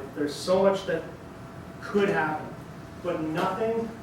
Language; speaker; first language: English; native; English